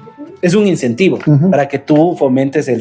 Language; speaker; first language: Spanish; native; Spanish